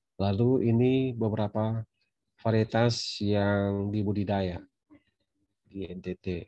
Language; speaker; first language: Indonesian; native; Indonesian